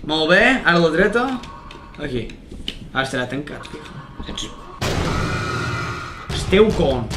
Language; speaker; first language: Catalan; native; Catalan